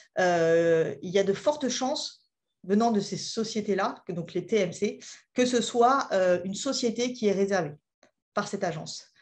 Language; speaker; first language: French; native; French